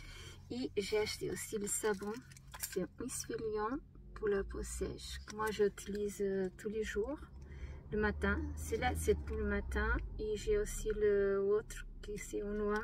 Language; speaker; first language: French; non-native, fluent; Portuguese